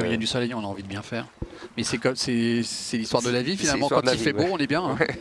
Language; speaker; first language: French; native; French